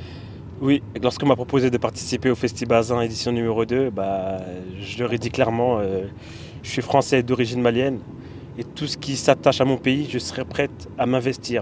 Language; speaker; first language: French; early bilingual, other home language; Bambara